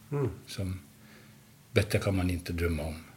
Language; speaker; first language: Swedish; non-native, fluent; Hungarian